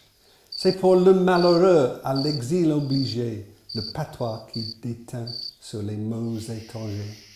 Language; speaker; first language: French; non-native, fluent; English